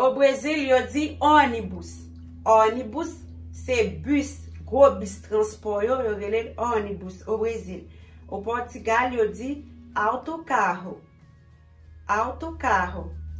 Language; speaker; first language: French; non-native, local second language; Haitian Creole